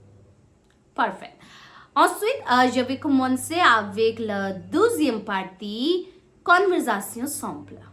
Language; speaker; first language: French; non-native, fluent; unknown